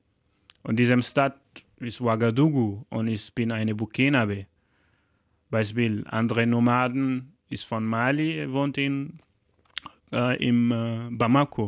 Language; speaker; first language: German; non-native, learner; Fula